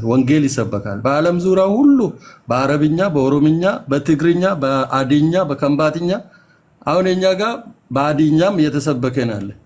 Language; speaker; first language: Amharic; non-native, local second language; Oromo